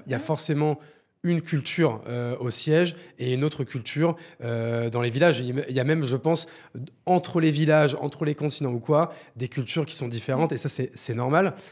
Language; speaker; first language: French; native; French